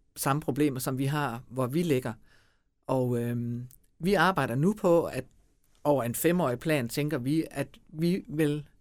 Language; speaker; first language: Danish; native; Danish